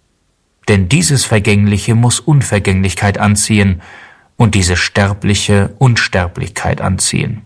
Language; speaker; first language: German; native; German